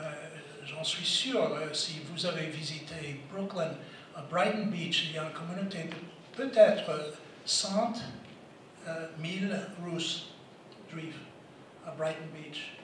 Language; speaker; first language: French; non-native, fluent; English